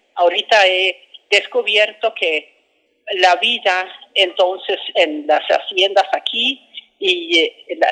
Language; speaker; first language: Spanish; non-native, fluent; Swedish